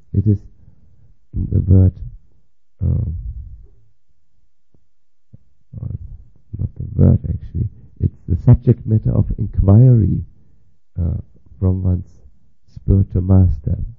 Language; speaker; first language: English; non-native, fluent; German